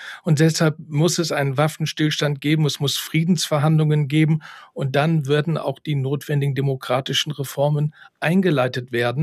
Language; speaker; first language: German; native; German